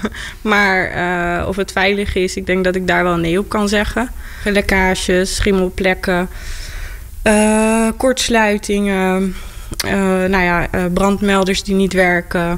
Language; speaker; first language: Dutch; native; Dutch